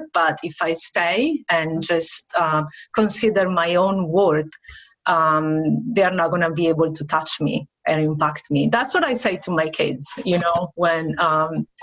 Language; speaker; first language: English; non-native, fluent; Italian